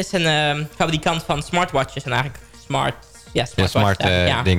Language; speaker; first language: Dutch; native; Dutch